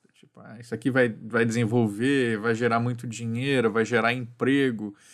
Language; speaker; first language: Portuguese; native; Portuguese